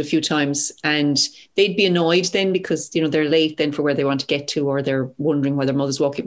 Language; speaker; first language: English; native; English